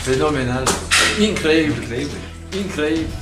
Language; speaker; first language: Spanish; non-native, fluent; French